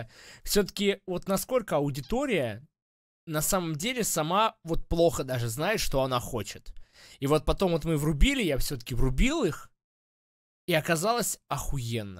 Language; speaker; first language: Russian; native; Russian